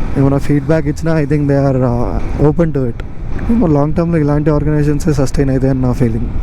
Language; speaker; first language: Telugu; non-native, local second language; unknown